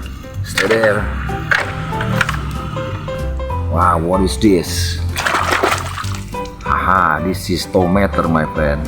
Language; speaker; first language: English; non-native, learner; Indonesian